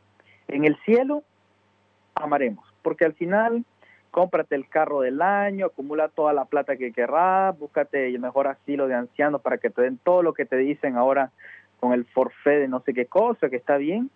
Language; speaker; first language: Spanish; native; Spanish